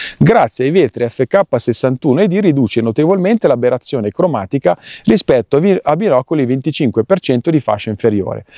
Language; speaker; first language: Italian; native; Italian